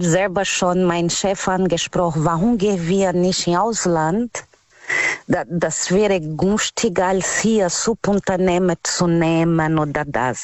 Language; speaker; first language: German; non-native, learner; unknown